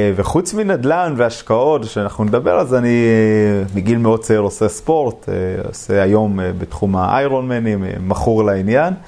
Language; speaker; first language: Hebrew; native; Hebrew